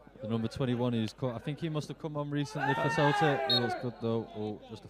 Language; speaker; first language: English; native; English